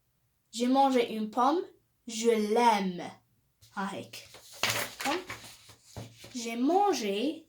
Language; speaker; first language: French; non-native, local second language; Arabic